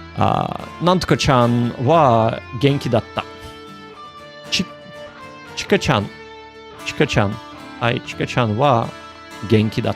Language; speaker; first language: Japanese; non-native, learner; English